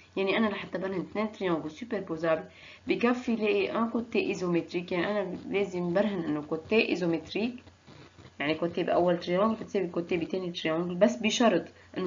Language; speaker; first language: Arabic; native; Arabic